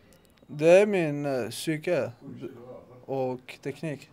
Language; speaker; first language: Swedish; non-native, local second language; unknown